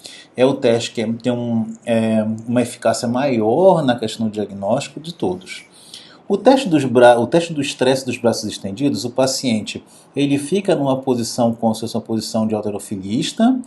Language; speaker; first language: Portuguese; native; Portuguese